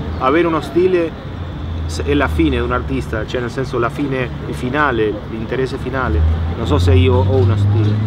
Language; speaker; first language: Italian; non-native, fluent; Spanish